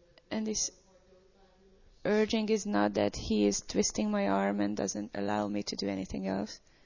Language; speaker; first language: English; non-native, fluent; Hungarian